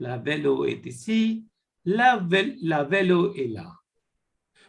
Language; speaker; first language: French; non-native, fluent; Hindi